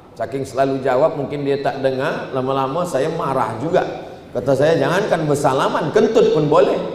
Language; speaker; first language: Malay; native; Malay